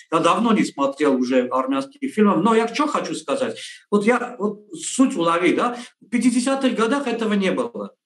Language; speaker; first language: Russian; non-native, local second language; Armenian